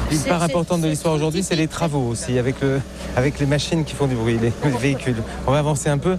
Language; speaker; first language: French; native; French